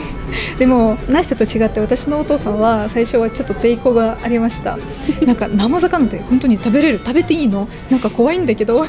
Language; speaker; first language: Japanese; non-native, fluent; Russian